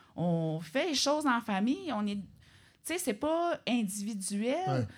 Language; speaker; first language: French; native; French